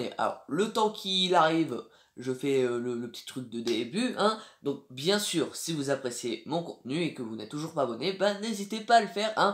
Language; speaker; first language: French; native; French